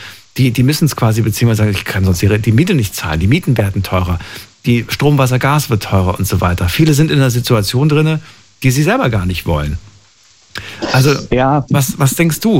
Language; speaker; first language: German; native; German